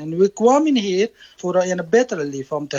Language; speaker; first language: Dutch; non-native, learner; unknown